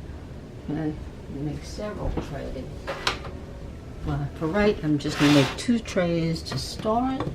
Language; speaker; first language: English; native; English